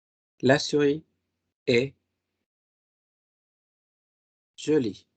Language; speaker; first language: French; non-native, fluent; Spanish